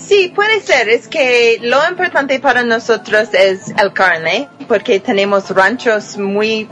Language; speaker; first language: Spanish; non-native, fluent; English